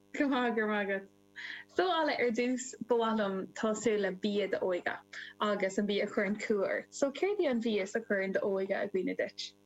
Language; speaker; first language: Irish; non-native, local second language; English